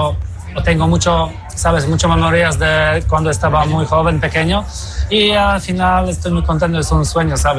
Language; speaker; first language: Spanish; non-native, fluent; Polish